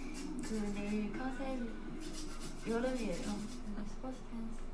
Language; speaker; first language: Korean; non-native, fluent; Chinese